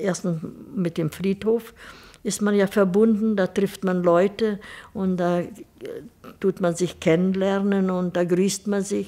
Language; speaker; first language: German; early bilingual, heritage; German